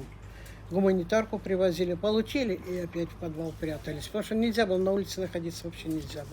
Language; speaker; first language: Russian; native; Russian